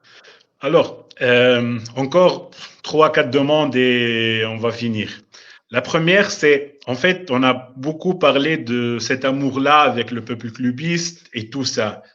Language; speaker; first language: French; non-native, local second language; Arabic